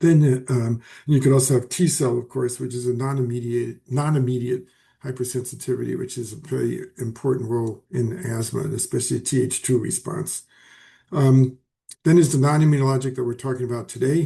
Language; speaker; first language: English; native; English